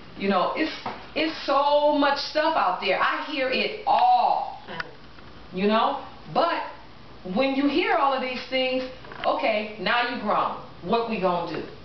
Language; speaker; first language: English; native; English